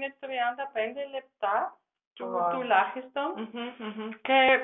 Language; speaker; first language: Greek; non-native, fluent; German